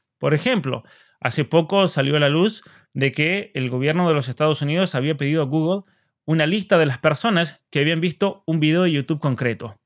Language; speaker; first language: Spanish; native; Spanish